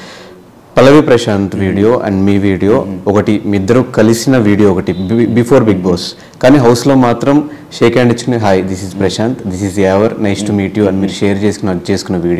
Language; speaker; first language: Telugu; native; Telugu